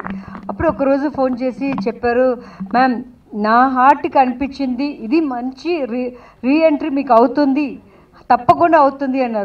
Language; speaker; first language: Telugu; non-native, fluent; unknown